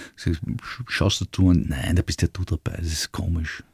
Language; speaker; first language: German; native; German